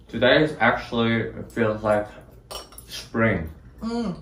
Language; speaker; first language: English; non-native, fluent; Korean